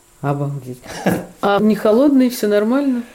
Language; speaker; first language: Russian; native; Russian